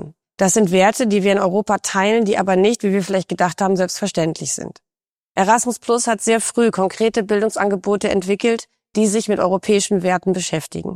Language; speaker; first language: German; native; German